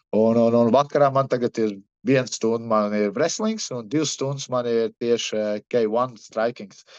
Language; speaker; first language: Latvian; early bilingual, heritage; Latvian